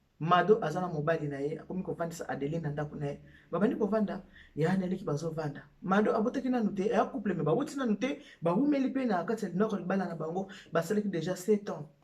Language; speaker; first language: Lingala; native; Lingala